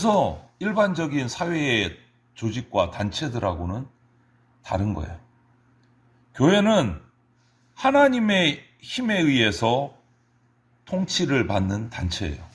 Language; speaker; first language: Korean; native; Korean